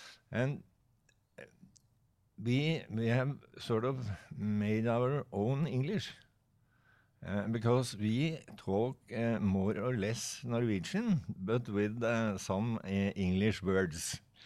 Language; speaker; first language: English; non-native, fluent; Norwegian